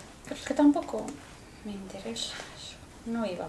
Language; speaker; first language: Spanish; native; Spanish